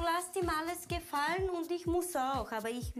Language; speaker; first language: German; non-native, learner; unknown